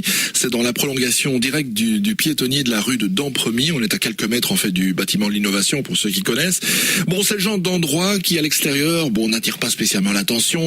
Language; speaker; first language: French; native; French